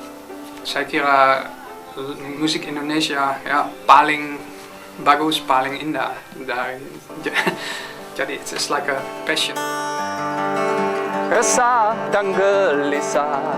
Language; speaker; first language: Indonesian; non-native, fluent; Dutch